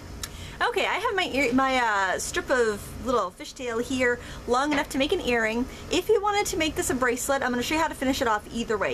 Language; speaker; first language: English; native; English